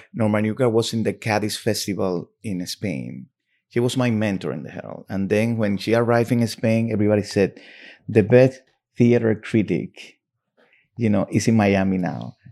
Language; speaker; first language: English; non-native, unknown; Spanish